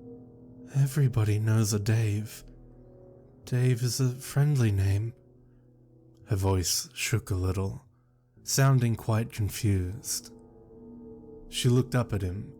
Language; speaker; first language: English; native; English